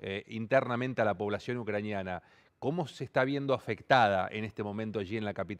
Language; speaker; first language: Spanish; native; Spanish